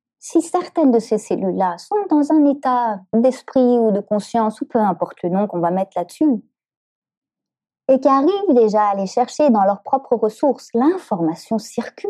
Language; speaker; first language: French; native; French